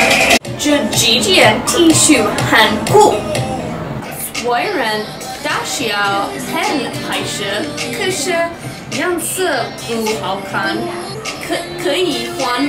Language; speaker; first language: Chinese; non-native, learner; English